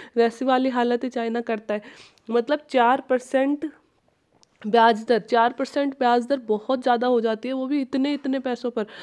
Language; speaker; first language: Hindi; native; Hindi